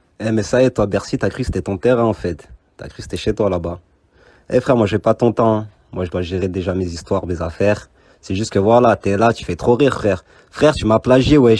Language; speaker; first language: French; native; French